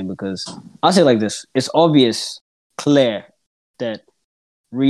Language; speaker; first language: English; non-native, local second language; Akan